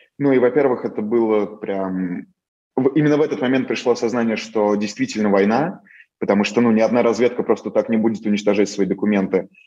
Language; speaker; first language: Russian; native; Russian